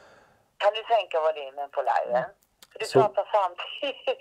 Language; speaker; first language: Swedish; native; Swedish